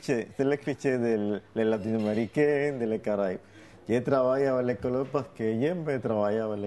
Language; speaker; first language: French; non-native, learner; Spanish